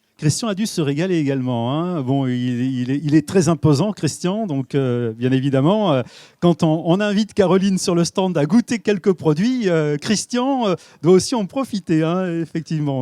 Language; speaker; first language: French; native; French